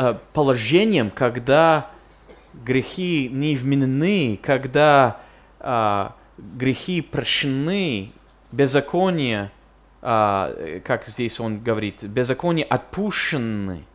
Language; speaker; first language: Russian; non-native, fluent; English